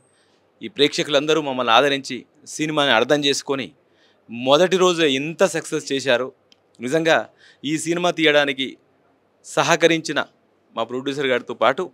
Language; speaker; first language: Telugu; native; Telugu